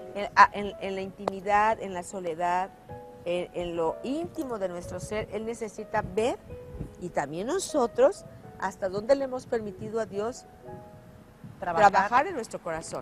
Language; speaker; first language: Spanish; native; Spanish